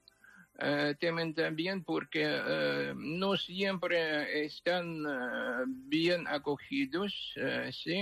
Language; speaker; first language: Spanish; non-native, fluent; Ukrainian